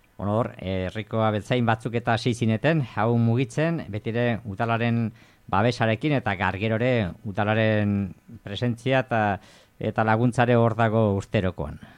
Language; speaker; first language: Basque; native; Basque